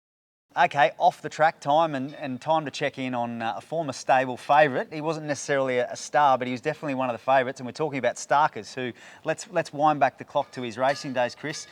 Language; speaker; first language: English; native; English